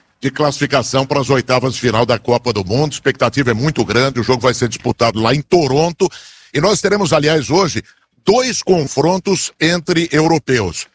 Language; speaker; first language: Portuguese; native; Portuguese